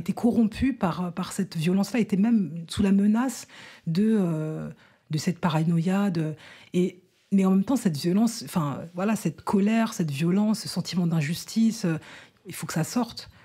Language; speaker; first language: French; native; French